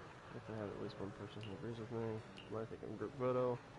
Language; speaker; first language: English; native; English